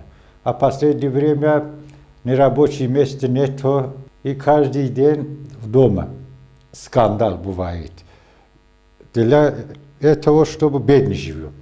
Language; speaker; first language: Russian; non-native, local second language; Azerbaijani